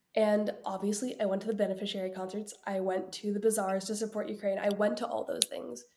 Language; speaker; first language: English; early bilingual, other home language; Ukrainian